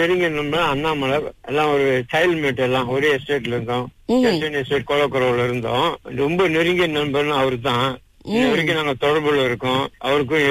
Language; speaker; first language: Tamil; early bilingual, heritage; Tamil